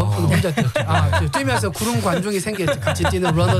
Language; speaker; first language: Korean; native; Korean